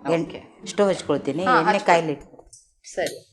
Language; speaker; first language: Kannada; native; Kannada